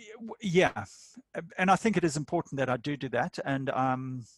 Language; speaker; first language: English; native; English